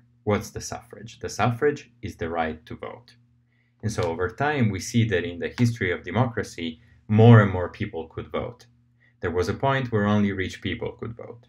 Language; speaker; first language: English; non-native, fluent; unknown